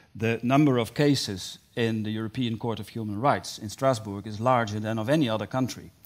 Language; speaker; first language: English; non-native, fluent; Dutch